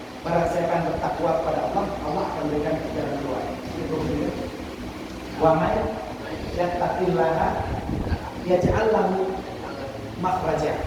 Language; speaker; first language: Indonesian; non-native, local second language; Achinese